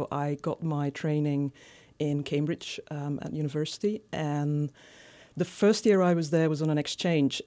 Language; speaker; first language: English; non-native, fluent; Dutch